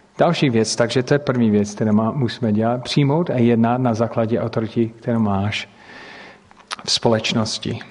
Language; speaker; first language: Czech; non-native, fluent; English